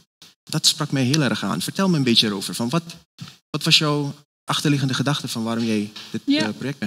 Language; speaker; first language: Dutch; native; Dutch